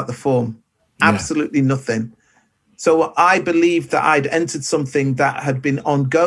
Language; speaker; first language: English; native; English